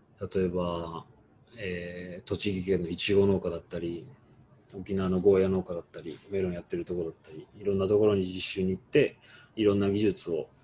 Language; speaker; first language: Japanese; native; Japanese